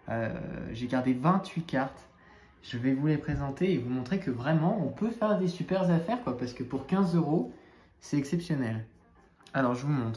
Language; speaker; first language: French; native; French